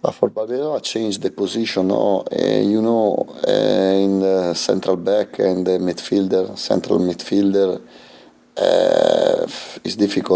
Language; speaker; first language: English; non-native, fluent; Italian